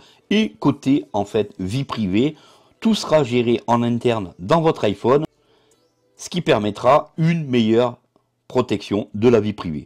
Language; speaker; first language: French; native; French